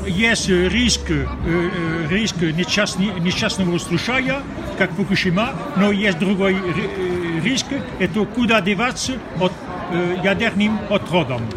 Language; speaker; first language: Russian; non-native, fluent; French